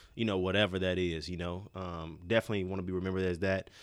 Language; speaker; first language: English; native; English